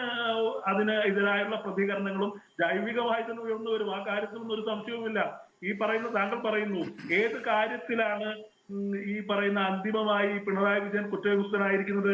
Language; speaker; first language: Malayalam; native; Malayalam